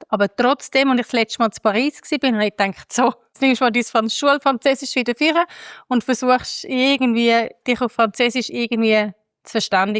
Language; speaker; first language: German; native; German